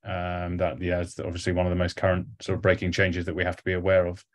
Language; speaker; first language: English; native; English